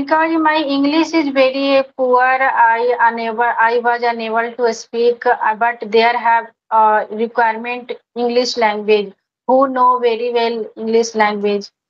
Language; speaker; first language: English; non-native, learner; Hindi